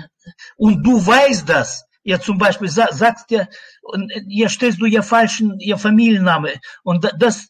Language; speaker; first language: German; non-native, learner; Russian